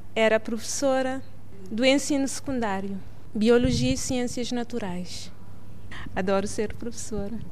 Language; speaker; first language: Portuguese; non-native, local second language; Kabuverdianu